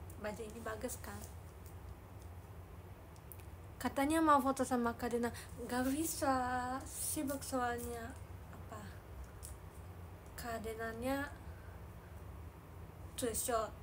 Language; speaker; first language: Indonesian; non-native, learner; Japanese